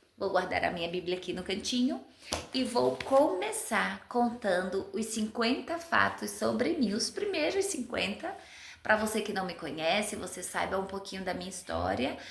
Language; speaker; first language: Portuguese; native; Portuguese